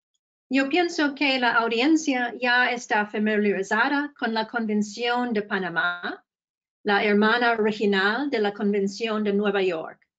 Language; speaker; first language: Spanish; non-native, fluent; English